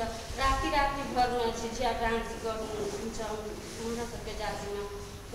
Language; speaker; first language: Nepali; non-native, local second language; Maithili